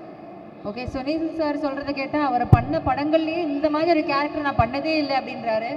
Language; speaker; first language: Tamil; native; Tamil